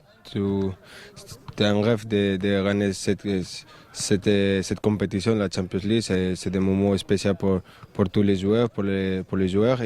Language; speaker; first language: French; early bilingual, heritage; French